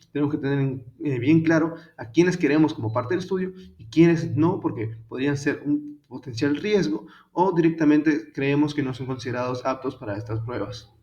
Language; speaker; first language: Spanish; native; Spanish